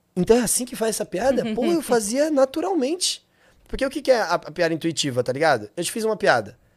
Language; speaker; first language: Portuguese; native; Portuguese